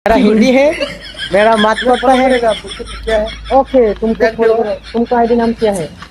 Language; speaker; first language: Hindi; non-native, learner; Bangla